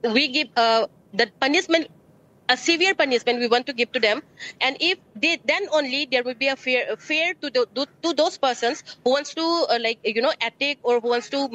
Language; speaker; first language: English; non-native, local second language; Manipuri